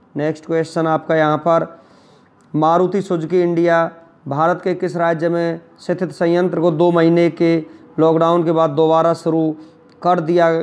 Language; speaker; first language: Hindi; native; Hindi